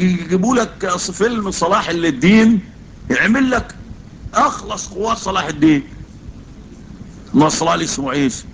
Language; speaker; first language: Arabic; native; Arabic